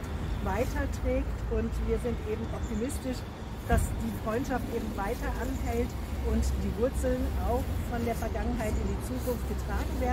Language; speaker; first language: German; native; German